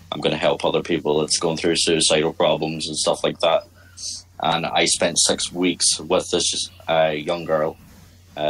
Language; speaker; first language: English; native; English